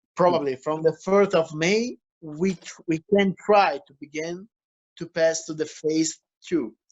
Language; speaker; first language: English; non-native, fluent; Italian